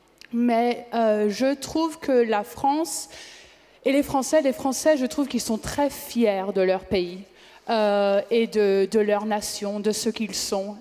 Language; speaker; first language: French; non-native, fluent; English